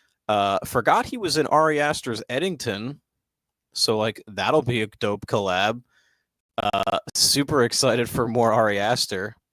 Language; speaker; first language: English; native; English